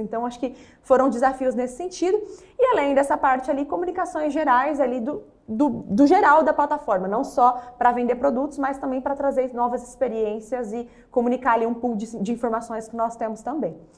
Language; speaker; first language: Portuguese; native; Portuguese